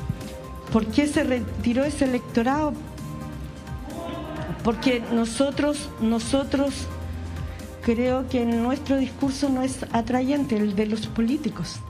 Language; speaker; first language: Spanish; native; Spanish